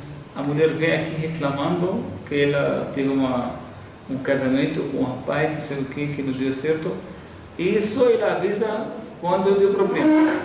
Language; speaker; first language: Portuguese; non-native, fluent; Arabic